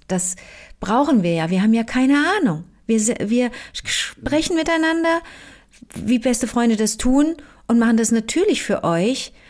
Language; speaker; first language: German; native; German